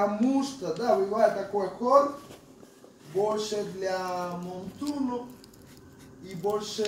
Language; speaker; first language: Russian; non-native, fluent; Spanish